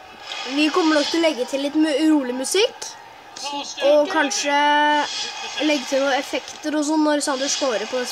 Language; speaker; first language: Norwegian; native; Norwegian